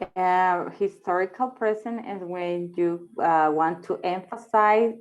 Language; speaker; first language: English; non-native, learner; Spanish